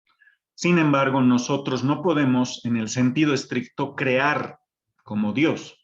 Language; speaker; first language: Spanish; native; Spanish